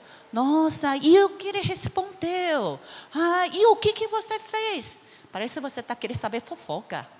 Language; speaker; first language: Portuguese; non-native, fluent; Chinese